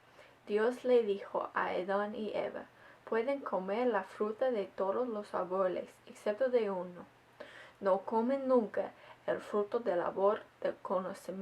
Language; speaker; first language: Spanish; non-native, learner; English